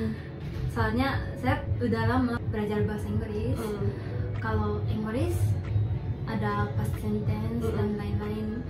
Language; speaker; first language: Indonesian; non-native, fluent; Japanese